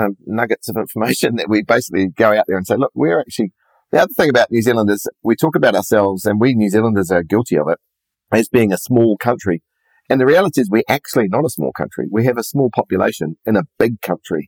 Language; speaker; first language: English; native; English